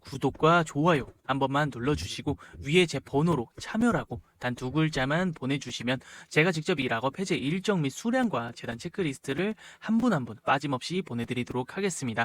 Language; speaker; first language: Korean; native; Korean